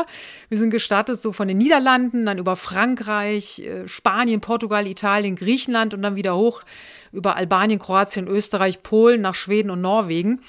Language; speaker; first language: German; native; German